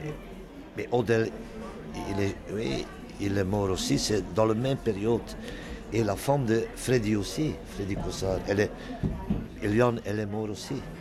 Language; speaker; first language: French; non-native, local second language; Dutch